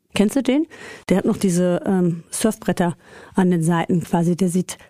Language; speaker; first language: German; early bilingual, other home language; Greek